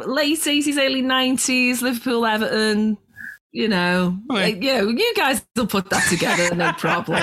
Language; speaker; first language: English; native; English